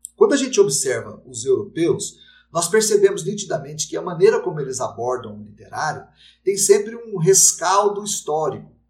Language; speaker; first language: Portuguese; native; Portuguese